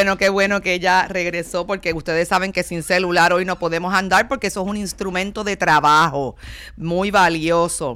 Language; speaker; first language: Spanish; native; Spanish